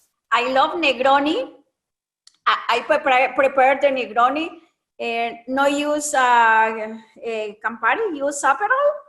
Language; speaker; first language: English; non-native, learner; Spanish